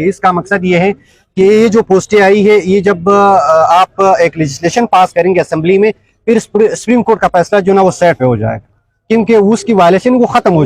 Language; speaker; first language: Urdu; non-native, local second language; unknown